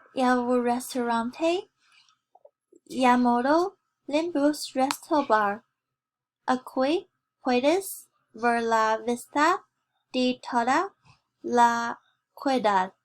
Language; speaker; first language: Spanish; non-native, learner; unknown